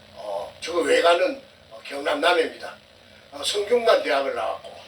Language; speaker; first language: Korean; native; Korean